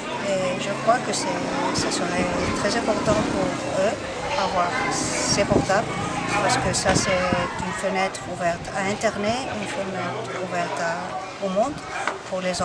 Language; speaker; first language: French; non-native, fluent; Spanish